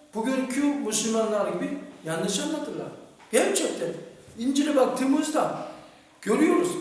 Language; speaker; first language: Turkish; non-native, fluent; Korean